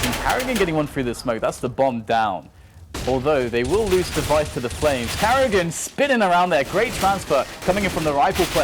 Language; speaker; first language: English; native; English